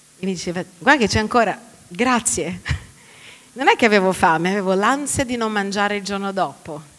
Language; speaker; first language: Italian; non-native, fluent; Portuguese